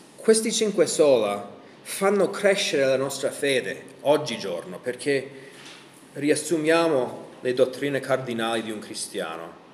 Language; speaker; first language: Italian; non-native, fluent; English